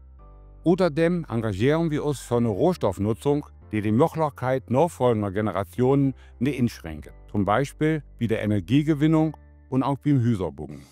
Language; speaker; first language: German; native; German